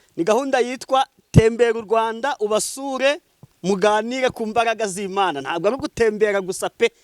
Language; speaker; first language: Kinyarwanda; native; Kinyarwanda